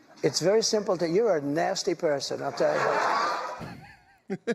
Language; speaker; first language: English; native; English